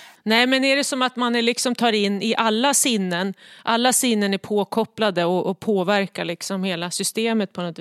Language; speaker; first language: Swedish; native; Swedish